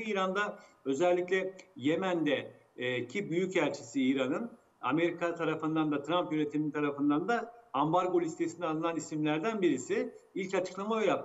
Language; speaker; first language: Turkish; native; Turkish